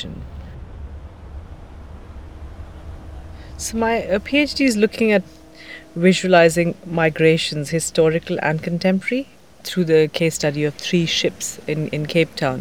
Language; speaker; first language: English; non-native, local second language; Hindi